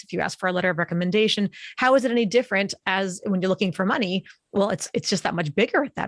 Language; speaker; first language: English; native; English